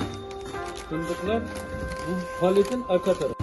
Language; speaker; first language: Turkish; native; Turkish